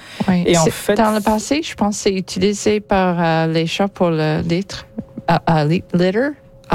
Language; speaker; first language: French; non-native, local second language; English